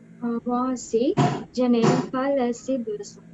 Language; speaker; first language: French; non-native, learner; English